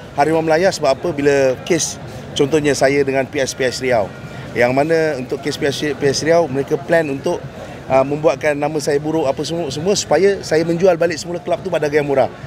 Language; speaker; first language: Malay; native; Malay